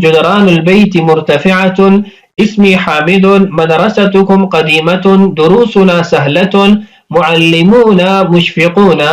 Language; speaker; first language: Arabic; non-native, fluent; Urdu